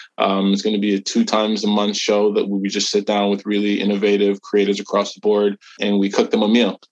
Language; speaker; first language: English; native; English